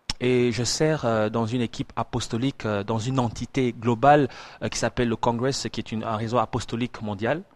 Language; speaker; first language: French; non-native, fluent; English